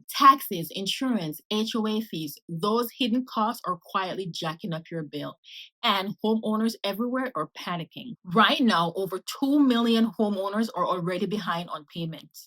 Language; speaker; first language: English; native; English